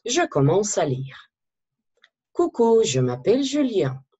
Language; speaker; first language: French; non-native, fluent; Macedonian